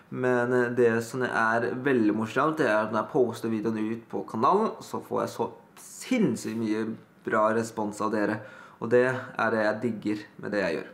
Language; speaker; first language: Norwegian; early bilingual, other home language; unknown